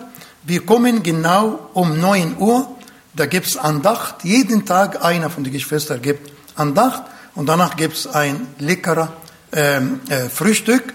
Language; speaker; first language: German; non-native, fluent; Arabic